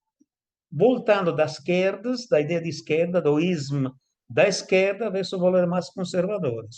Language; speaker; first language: Portuguese; non-native, fluent; Italian